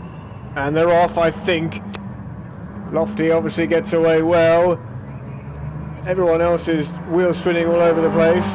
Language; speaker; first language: English; native; English